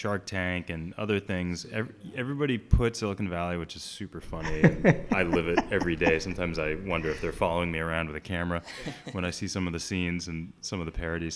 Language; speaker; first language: English; native; English